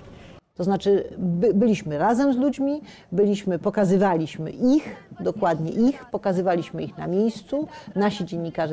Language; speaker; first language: Polish; native; Polish